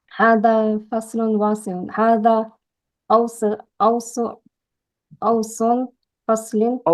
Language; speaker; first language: Arabic; non-native, learner; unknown